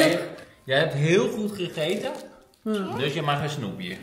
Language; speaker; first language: Dutch; native; Dutch